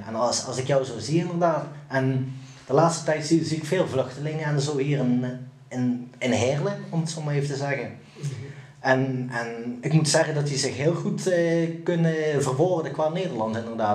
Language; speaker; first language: Dutch; native; Dutch